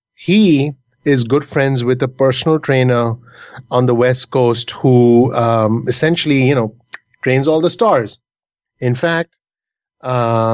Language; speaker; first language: English; non-native, local second language; Hindi